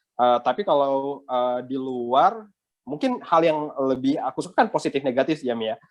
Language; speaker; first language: Indonesian; native; Indonesian